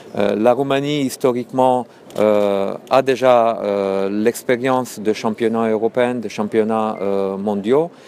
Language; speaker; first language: French; non-native, fluent; Romanian